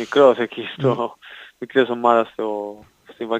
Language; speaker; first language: Greek; non-native, learner; Spanish